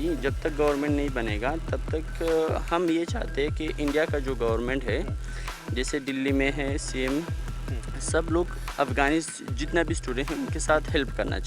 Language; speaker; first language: Hindi; non-native, fluent; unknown